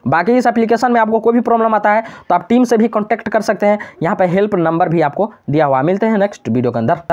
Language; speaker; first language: Hindi; native; Hindi